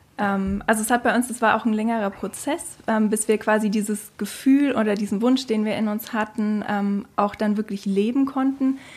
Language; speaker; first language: German; native; German